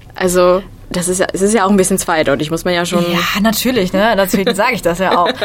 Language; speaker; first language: German; native; German